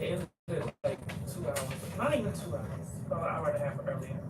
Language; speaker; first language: English; native; English